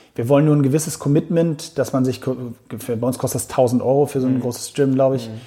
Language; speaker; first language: German; native; German